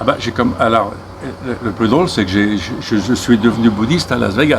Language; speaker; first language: French; native; French